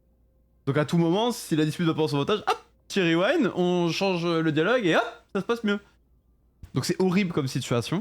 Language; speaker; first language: French; native; French